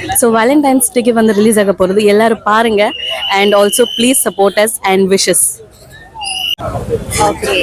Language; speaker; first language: Tamil; non-native, learner; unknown